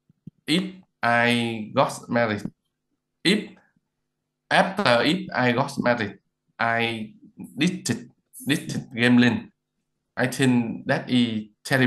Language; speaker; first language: English; non-native, learner; Vietnamese